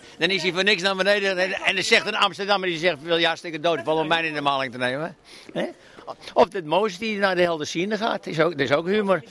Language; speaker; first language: Dutch; native; Dutch